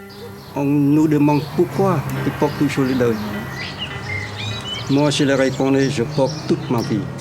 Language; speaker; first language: French; non-native, fluent; Khmer